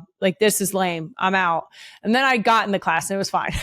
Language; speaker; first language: English; native; English